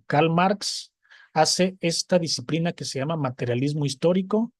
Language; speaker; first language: Spanish; native; Spanish